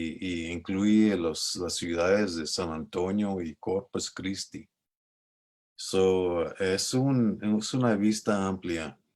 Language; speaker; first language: Spanish; early bilingual, other home language; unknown